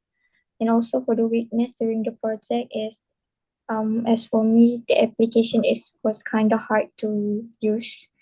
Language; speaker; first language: English; non-native, local second language; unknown